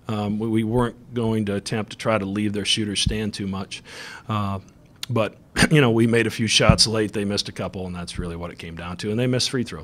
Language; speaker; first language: English; native; English